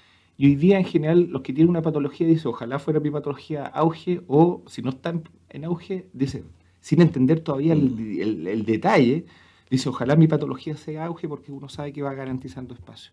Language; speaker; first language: Spanish; native; Spanish